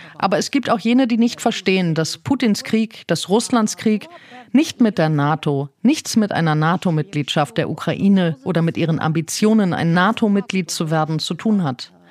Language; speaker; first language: German; non-native, fluent; Ukrainian